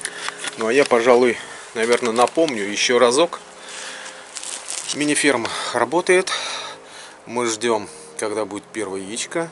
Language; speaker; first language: Russian; native; Russian